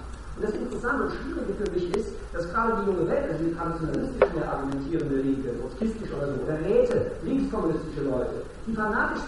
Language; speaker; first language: German; native; German